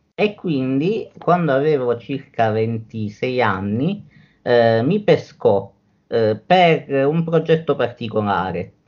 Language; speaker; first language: Italian; native; Italian